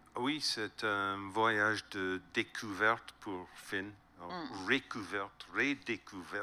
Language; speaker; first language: French; non-native, learner; English